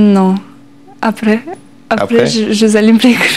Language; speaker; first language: French; non-native, learner; Russian